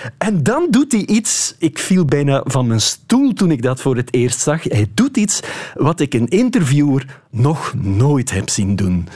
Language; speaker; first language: Dutch; native; Dutch